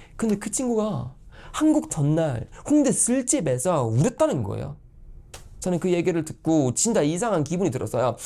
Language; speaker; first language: Korean; non-native, fluent; Swedish